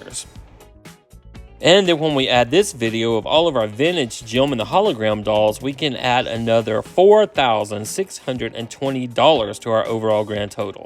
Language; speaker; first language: English; native; English